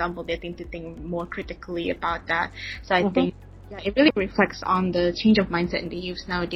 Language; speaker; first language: English; non-native, local second language; Malay